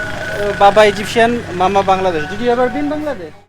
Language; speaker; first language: English; non-native, learner; Bangla